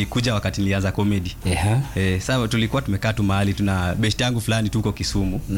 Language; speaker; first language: Swahili; non-native, local second language; Luo (Kenya and Tanzania)